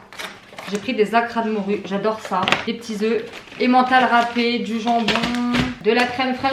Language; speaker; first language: French; native; French